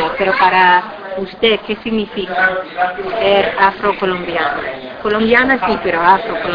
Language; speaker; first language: Spanish; non-native, fluent; English